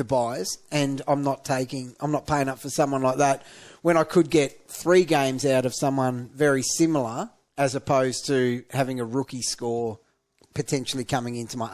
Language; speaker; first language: English; native; English